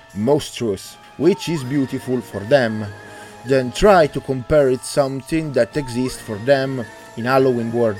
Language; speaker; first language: English; non-native, learner; Italian